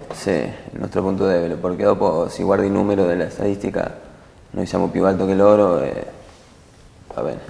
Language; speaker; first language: Italian; non-native, learner; Spanish